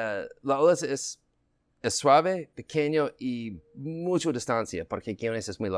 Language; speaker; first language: Spanish; non-native, learner; English